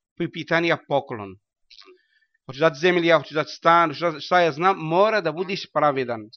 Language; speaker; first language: Bosnian; non-native, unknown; Arabic